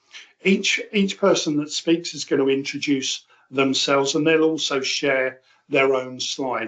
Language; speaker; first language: English; native; English